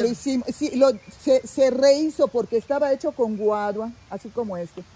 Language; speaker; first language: Spanish; native; Spanish